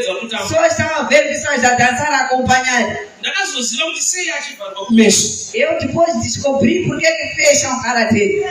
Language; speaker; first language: Portuguese; non-native, local second language; Shona